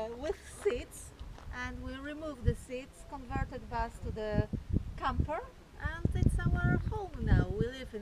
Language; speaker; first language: English; non-native, fluent; Polish